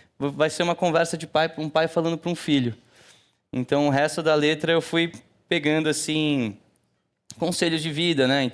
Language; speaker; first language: Portuguese; native; Portuguese